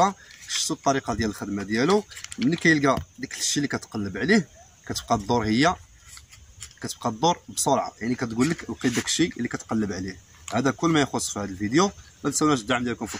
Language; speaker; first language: Arabic; native; Arabic